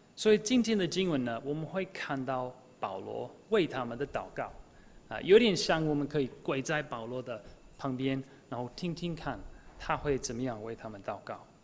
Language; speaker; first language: Chinese; non-native, fluent; English